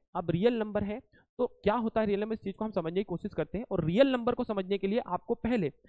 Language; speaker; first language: Hindi; native; Hindi